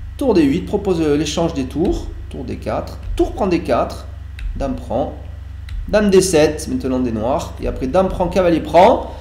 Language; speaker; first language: French; native; French